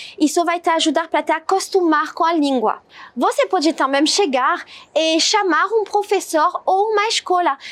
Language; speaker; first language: Portuguese; non-native, fluent; French